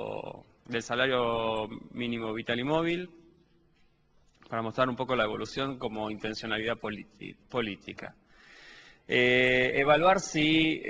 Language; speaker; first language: Spanish; native; Spanish